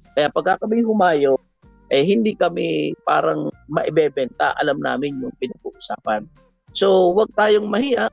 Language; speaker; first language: Filipino; native; Filipino